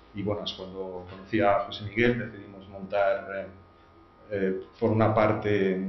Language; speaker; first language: Spanish; non-native, fluent; French